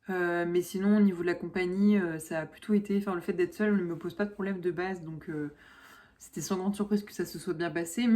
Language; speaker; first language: French; native; French